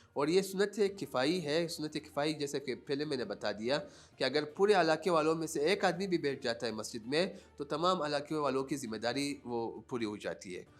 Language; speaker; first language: Urdu; non-native, local second language; Pashto